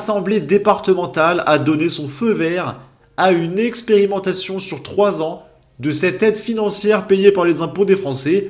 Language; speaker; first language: French; native; French